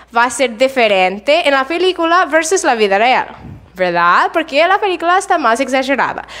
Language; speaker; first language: Spanish; non-native, fluent; English